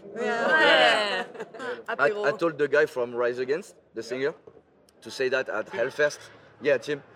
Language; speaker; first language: English; non-native, fluent; French